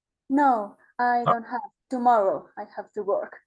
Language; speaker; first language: English; non-native, learner; Spanish